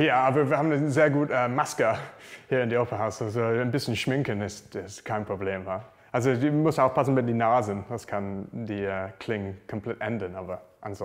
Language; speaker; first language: German; non-native, learner; English